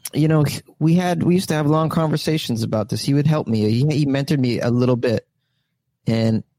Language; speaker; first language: English; native; English